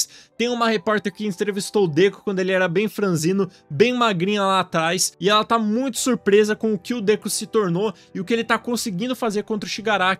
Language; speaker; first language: Portuguese; native; Portuguese